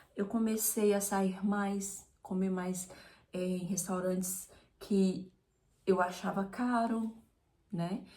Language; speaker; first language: Portuguese; native; Portuguese